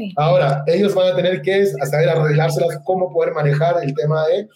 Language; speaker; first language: Spanish; native; Spanish